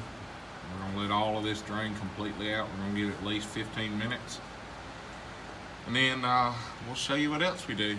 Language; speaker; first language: English; native; English